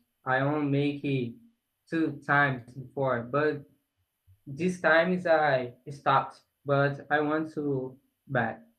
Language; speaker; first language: English; non-native, learner; Portuguese